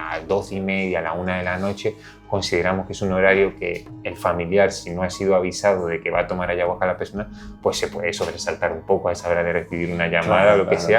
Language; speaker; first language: Spanish; native; Spanish